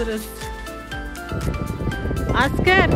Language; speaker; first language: Turkish; non-native, fluent; Slovenian